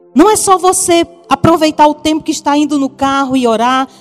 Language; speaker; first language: Portuguese; native; Portuguese